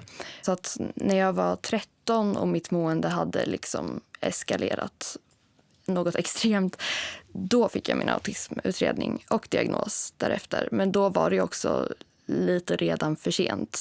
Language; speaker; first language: Swedish; native; Swedish